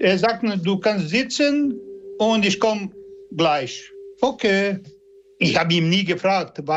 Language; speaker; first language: German; non-native, learner; Serbian